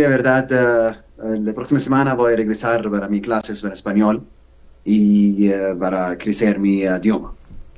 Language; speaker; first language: Spanish; non-native, learner; Arabic